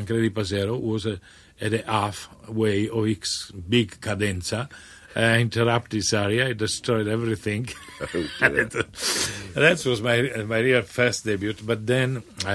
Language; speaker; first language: English; non-native, fluent; Italian